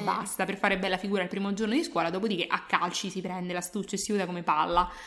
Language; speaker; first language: Italian; native; Italian